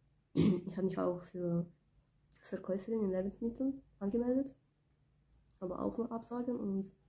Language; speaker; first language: German; early bilingual, other home language; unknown